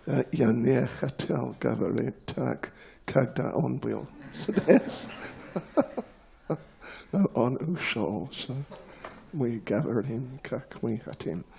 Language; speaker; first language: Russian; non-native, learner; English